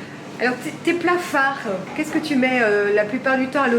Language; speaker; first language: French; native; French